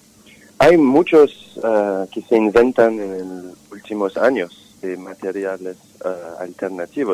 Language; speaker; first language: Spanish; non-native, fluent; French